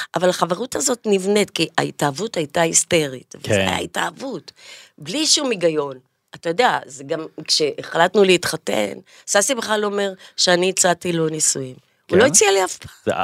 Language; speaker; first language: Hebrew; native; Hebrew